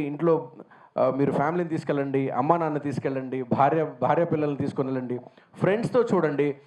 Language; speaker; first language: Telugu; native; Telugu